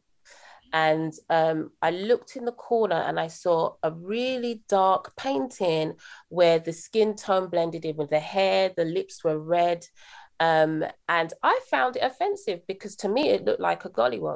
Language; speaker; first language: English; native; English